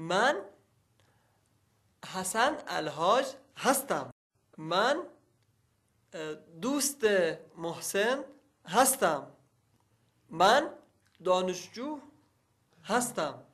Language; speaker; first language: Persian; non-native, learner; Arabic